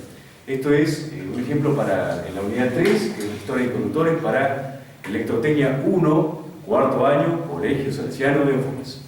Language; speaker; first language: Spanish; native; Spanish